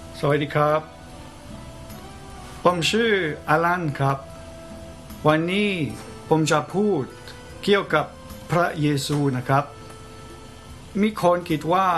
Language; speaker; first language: Thai; non-native, fluent; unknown